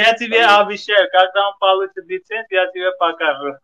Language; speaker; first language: Russian; non-native, fluent; Armenian